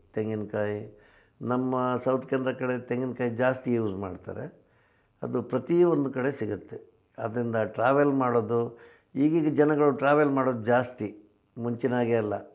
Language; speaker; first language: Kannada; non-native, local second language; Konkani